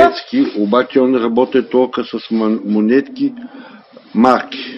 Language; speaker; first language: Russian; non-native, learner; Bulgarian